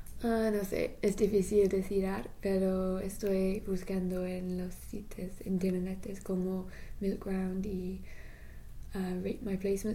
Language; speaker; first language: Spanish; non-native, learner; English